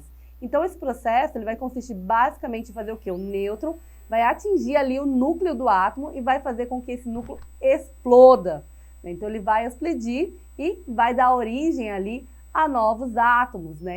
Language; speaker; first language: Portuguese; native; Portuguese